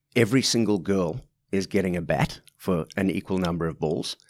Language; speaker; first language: English; native; English